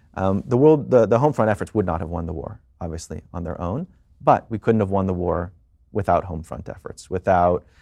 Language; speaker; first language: English; native; English